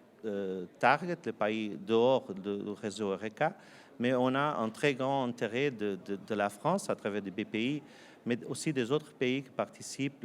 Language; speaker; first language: French; non-native, fluent; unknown